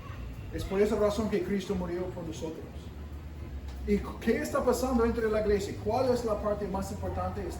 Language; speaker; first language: Spanish; non-native, fluent; English